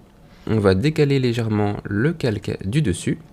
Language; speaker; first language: French; native; French